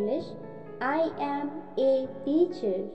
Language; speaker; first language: English; non-native, local second language; Khasi